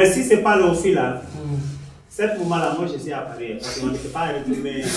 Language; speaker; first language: French; non-native, learner; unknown